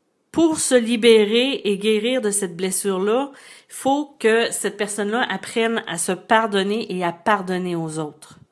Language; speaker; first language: French; native; French